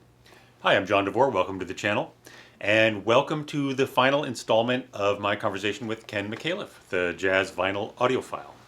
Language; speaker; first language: English; native; English